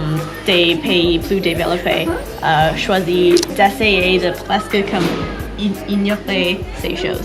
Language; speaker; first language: French; non-native, learner; English